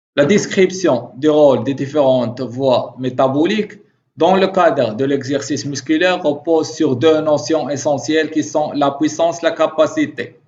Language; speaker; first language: French; non-native, local second language; Arabic